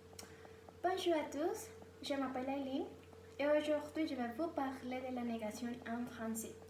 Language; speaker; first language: French; non-native, learner; Spanish